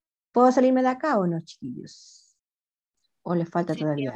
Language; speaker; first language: Spanish; native; Spanish